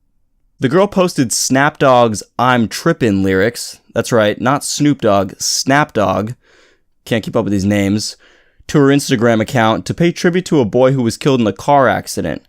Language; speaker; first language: English; native; English